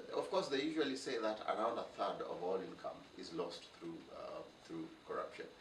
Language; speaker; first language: English; non-native, local second language; Luo (Kenya and Tanzania)